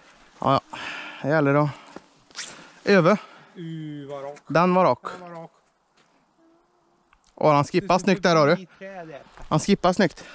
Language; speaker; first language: Swedish; native; Swedish